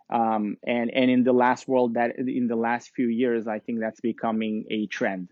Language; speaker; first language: English; non-native, fluent; Turkish